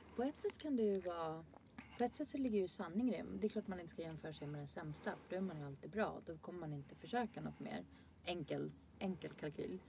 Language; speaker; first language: Swedish; early bilingual, other home language; Arabic